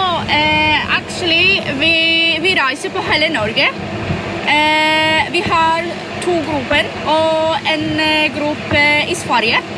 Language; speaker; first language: Norwegian; non-native, learner; Polish